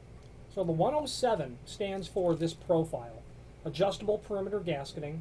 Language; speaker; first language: English; native; English